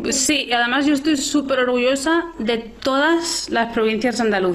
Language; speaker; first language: Spanish; native; Spanish